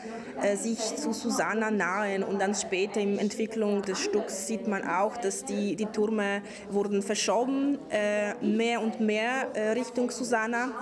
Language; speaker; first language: German; non-native, fluent; Polish